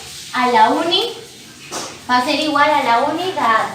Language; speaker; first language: Spanish; native; Spanish